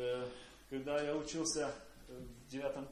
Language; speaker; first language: Polish; non-native, learner; Russian